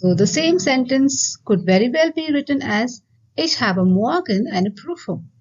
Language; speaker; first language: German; non-native, fluent; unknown